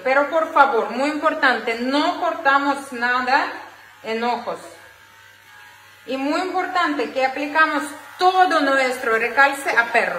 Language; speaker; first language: Spanish; non-native, learner; Ukrainian